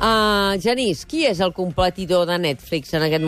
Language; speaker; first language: Catalan; native; Catalan